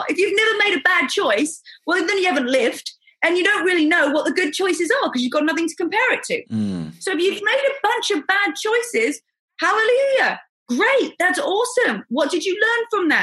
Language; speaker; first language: English; native; English